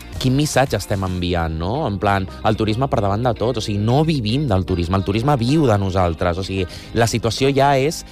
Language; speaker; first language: Catalan; non-native, local second language; Spanish